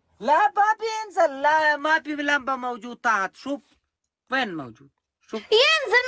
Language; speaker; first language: Arabic; non-native, learner; Pashto